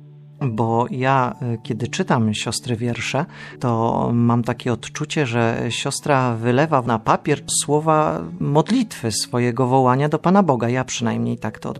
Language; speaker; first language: Polish; native; Polish